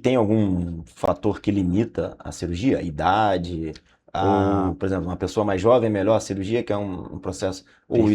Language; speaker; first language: Portuguese; native; Portuguese